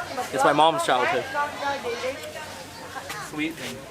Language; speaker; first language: English; early bilingual, other home language; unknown